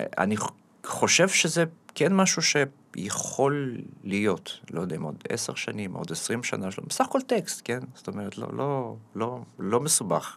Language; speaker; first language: Hebrew; early bilingual, other home language; Russian